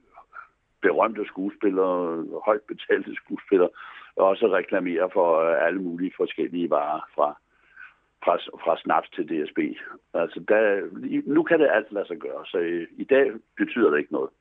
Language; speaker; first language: Danish; native; Danish